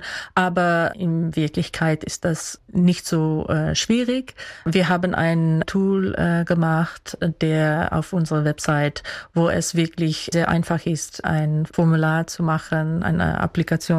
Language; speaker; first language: German; non-native, fluent; Dutch